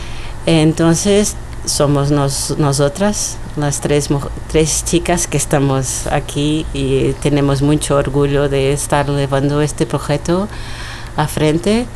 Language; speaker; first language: Spanish; non-native, learner; Portuguese